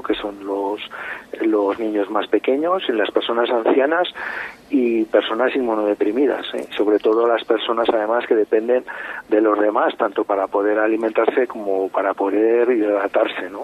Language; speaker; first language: Spanish; native; Spanish